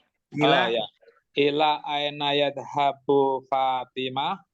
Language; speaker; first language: Arabic; non-native, learner; Indonesian